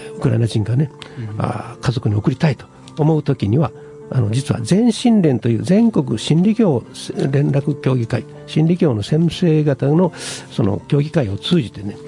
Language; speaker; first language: Japanese; native; Japanese